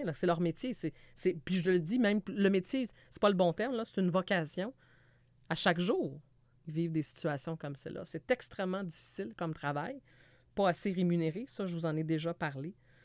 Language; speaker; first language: French; native; French